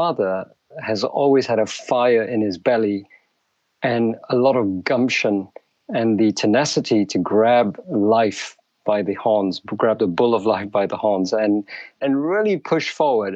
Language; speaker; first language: English; native; English